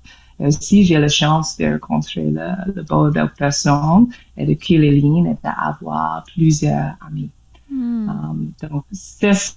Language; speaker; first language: French; non-native, learner; English